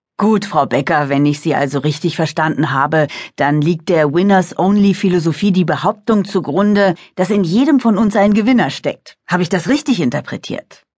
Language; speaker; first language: German; native; German